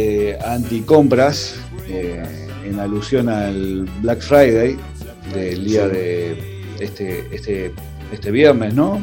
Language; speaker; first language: Spanish; native; Spanish